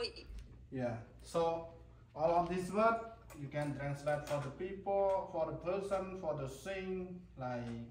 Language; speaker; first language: English; non-native, learner; Khmer